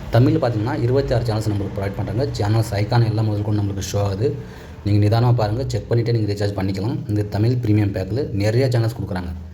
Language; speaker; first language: Tamil; non-native, local second language; Telugu